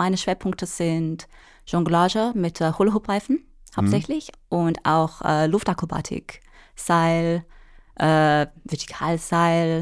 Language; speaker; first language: German; non-native, fluent; English